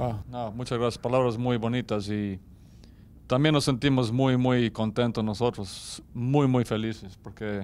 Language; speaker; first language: Spanish; non-native, fluent; English